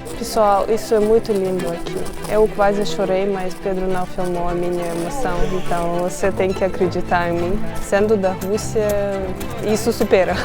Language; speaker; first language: Portuguese; non-native, fluent; Russian